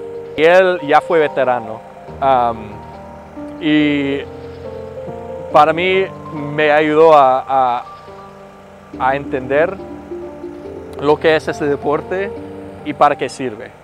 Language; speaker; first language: Spanish; non-native, fluent; English